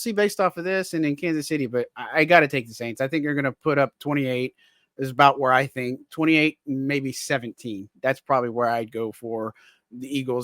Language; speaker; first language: English; native; English